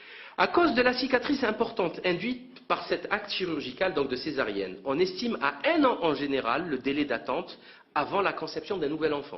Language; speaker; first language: French; native; French